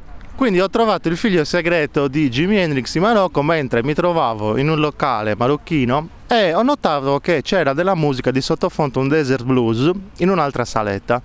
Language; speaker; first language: Italian; native; Italian